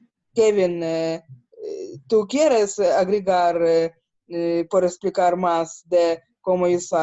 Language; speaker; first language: Spanish; non-native, learner; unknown